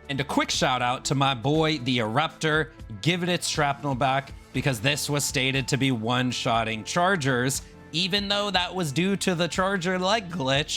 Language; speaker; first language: English; native; English